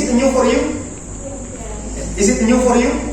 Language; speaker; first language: English; non-native, learner; Indonesian